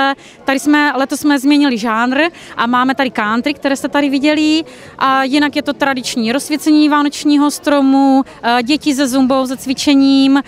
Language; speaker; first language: Czech; native; Czech